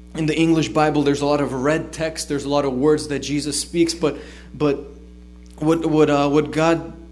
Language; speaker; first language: English; native; English